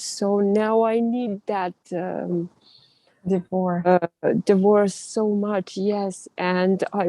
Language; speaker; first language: English; non-native, learner; Russian